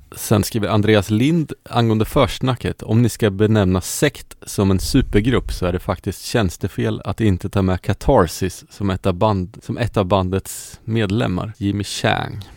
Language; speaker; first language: Swedish; native; Swedish